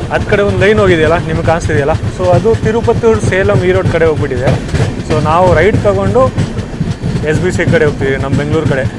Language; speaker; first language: Kannada; non-native, local second language; Hindi